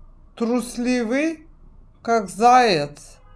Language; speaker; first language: Russian; non-native, fluent; Turkish